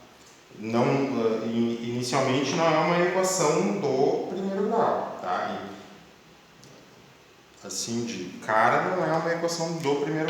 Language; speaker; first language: Portuguese; native; Portuguese